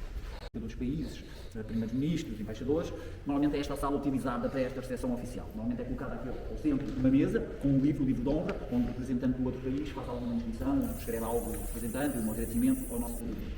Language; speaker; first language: Portuguese; native; Portuguese